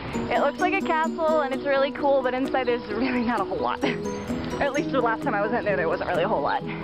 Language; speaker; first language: English; native; English